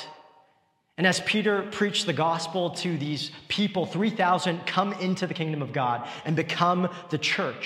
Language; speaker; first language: English; native; English